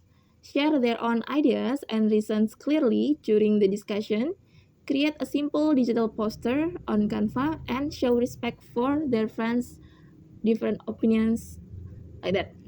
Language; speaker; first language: English; non-native, learner; Indonesian